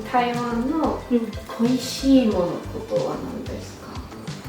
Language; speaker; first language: Japanese; non-native, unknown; English